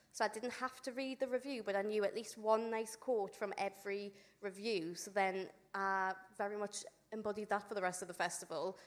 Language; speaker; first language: English; native; English